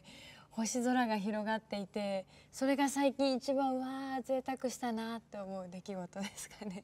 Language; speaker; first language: Japanese; native; Japanese